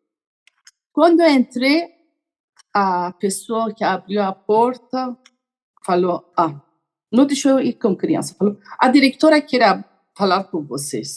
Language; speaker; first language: Portuguese; non-native, learner; Persian